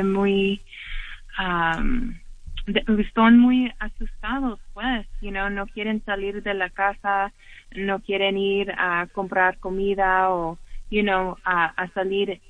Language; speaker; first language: Spanish; early bilingual, heritage; English